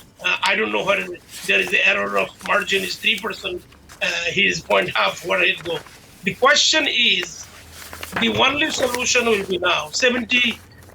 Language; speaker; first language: English; non-native, local second language; Bangla